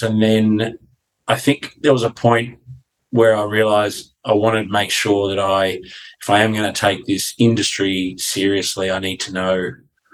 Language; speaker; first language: English; native; English